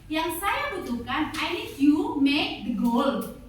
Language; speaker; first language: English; non-native, learner; Indonesian